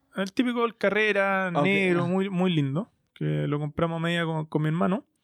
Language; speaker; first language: Spanish; native; Spanish